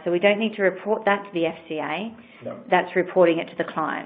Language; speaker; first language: English; native; English